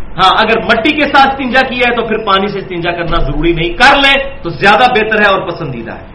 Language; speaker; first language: Urdu; non-native, local second language; Punjabi